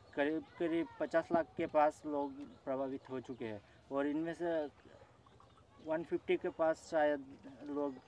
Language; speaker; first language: Hindi; non-native, local second language; Bangla